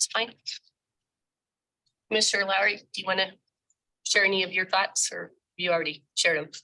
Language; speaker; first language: English; native; English